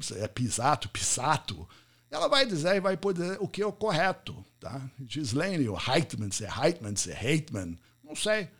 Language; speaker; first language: Portuguese; non-native, fluent; English